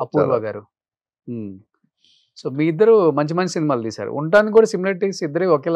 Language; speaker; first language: Telugu; native; Telugu